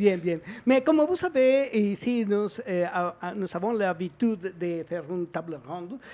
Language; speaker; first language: French; non-native, fluent; Spanish